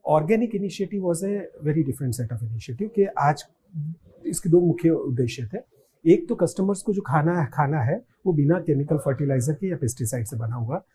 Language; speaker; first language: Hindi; non-native, local second language; Gujarati